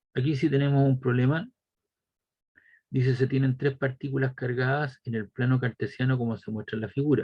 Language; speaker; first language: Spanish; native; Spanish